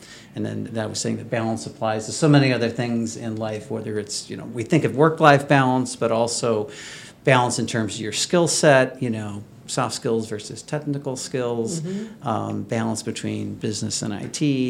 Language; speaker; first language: English; native; English